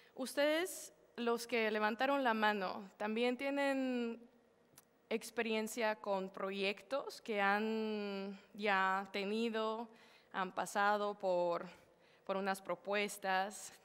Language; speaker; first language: Spanish; non-native, fluent; Slovak